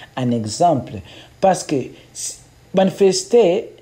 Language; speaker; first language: French; non-native, learner; Kinyarwanda